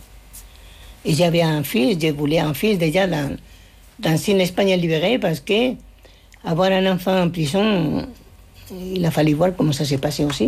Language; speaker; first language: French; non-native, fluent; Spanish